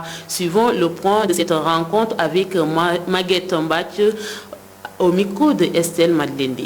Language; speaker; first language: French; non-native, local second language; Wolof